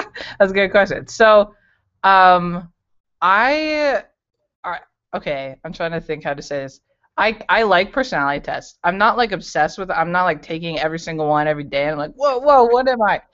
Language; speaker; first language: English; native; English